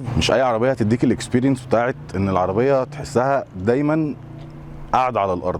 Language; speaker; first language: Arabic; native; Arabic